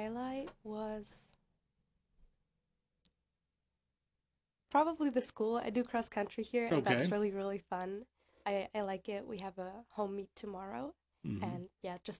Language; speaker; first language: English; non-native, fluent; German